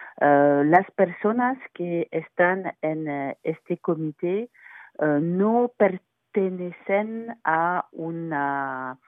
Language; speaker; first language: Spanish; non-native, fluent; French